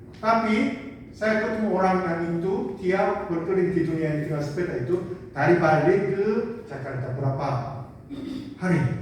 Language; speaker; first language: Indonesian; non-native, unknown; Korean